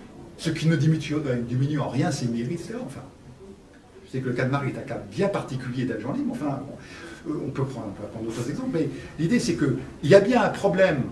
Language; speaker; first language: French; native; French